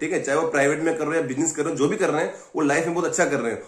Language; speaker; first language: Hindi; native; Hindi